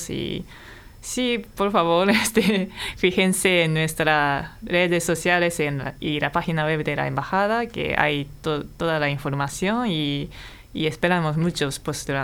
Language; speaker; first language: Spanish; non-native, fluent; Japanese